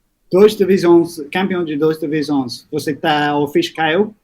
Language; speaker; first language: Portuguese; non-native, learner; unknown